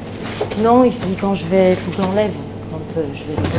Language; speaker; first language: French; native; French